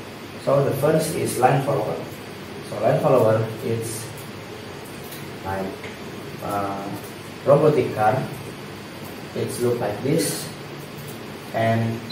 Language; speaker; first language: English; non-native, learner; Indonesian